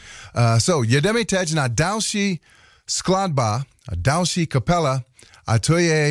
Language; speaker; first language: Czech; non-native, learner; English